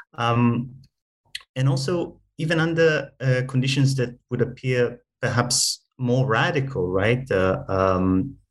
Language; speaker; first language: English; non-native, fluent; Hebrew